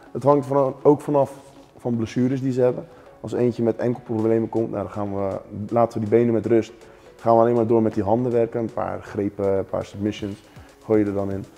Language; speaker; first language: Dutch; early bilingual, heritage; Dutch